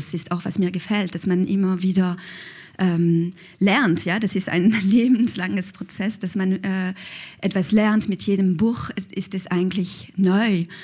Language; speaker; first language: German; non-native, local second language; French